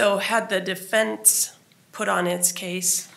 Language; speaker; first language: English; native; English